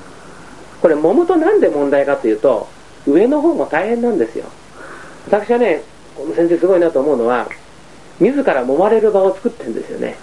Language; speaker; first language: Japanese; native; Japanese